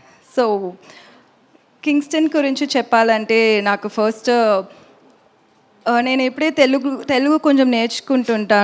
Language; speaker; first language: Telugu; non-native, learner; Tamil